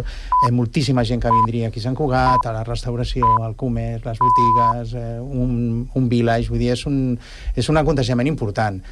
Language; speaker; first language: Catalan; native; Catalan